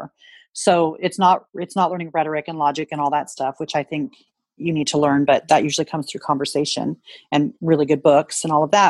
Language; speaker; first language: English; native; English